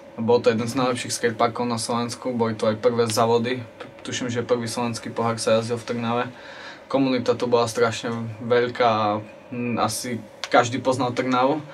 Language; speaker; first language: Slovak; native; Slovak